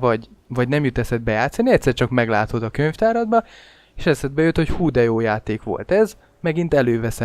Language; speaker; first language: Hungarian; native; Hungarian